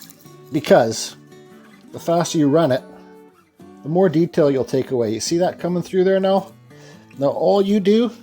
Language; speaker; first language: English; native; English